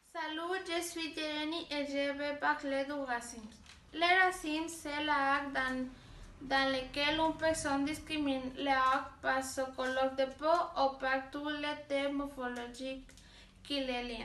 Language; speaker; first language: French; non-native, learner; Spanish